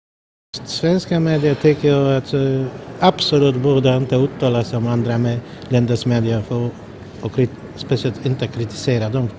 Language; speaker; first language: Swedish; non-native, fluent; Polish